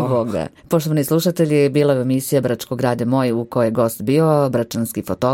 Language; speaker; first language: Serbian; native; Serbian